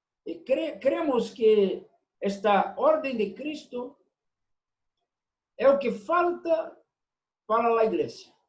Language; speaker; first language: Spanish; non-native, fluent; Portuguese